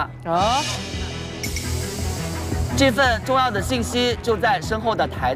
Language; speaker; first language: Chinese; native; Chinese